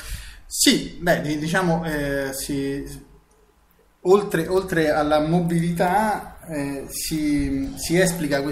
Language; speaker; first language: Italian; native; Italian